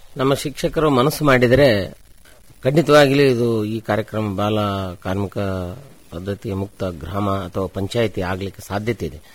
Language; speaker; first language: Kannada; native; Kannada